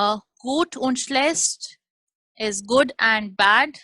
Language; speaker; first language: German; non-native, learner; Hindi